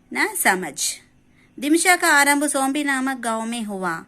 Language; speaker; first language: Hindi; non-native, local second language; Telugu